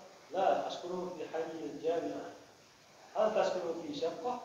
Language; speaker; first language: Arabic; non-native, learner; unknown